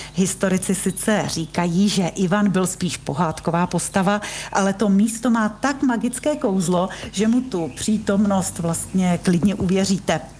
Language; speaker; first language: Czech; native; Czech